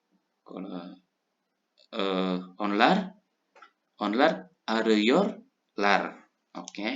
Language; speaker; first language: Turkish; non-native, fluent; Indonesian